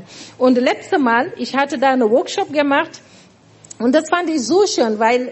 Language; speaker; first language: German; non-native, fluent; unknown